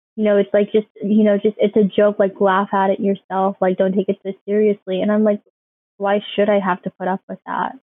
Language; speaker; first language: English; native; English